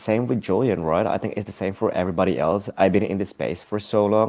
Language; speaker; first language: English; non-native, local second language; Filipino